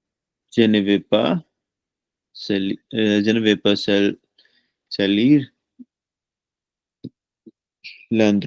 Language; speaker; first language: French; non-native, learner; Punjabi